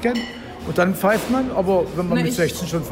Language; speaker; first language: German; native; German